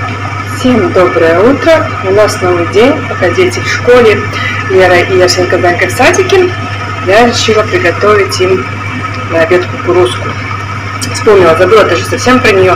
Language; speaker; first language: Russian; native; Russian